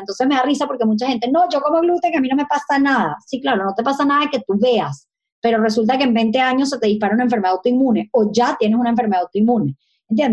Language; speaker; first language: Spanish; native; Spanish